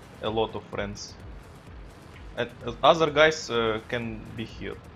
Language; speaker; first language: English; non-native, learner; Russian